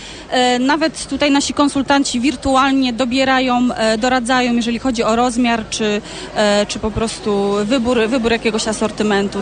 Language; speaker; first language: Polish; native; Polish